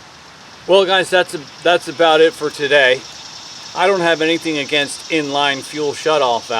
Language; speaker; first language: English; native; English